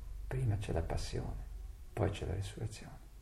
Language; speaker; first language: Italian; native; Italian